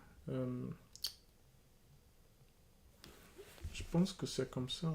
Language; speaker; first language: French; non-native, learner; English